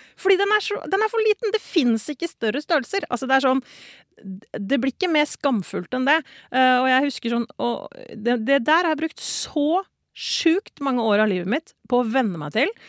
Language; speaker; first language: Norwegian; native; Norwegian